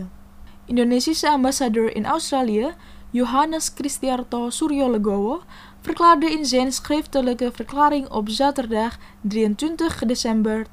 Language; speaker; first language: Dutch; non-native, fluent; Indonesian